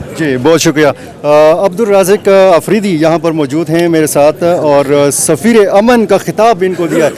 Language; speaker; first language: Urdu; non-native, local second language; Pashto